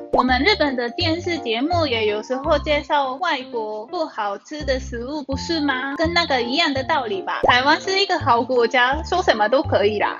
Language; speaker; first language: Chinese; non-native, fluent; Japanese